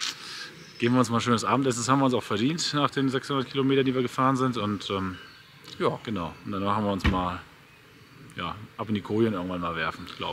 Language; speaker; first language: German; native; German